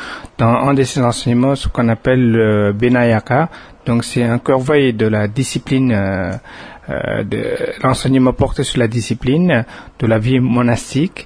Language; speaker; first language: French; non-native, fluent; Tibetan